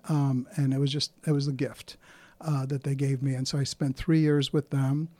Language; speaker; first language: English; early bilingual, other home language; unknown